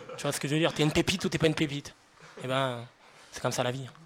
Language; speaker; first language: French; native; French